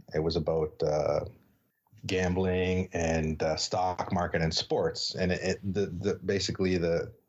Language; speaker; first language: English; native; English